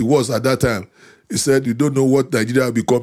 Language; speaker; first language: English; non-native, local second language; Yoruba